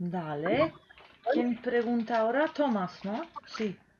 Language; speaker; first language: Spanish; non-native, fluent; Polish